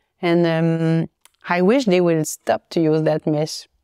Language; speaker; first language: English; non-native, learner; French